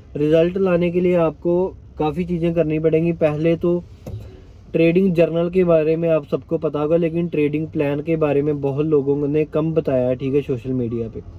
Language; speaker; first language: Hindi; non-native, local second language; Punjabi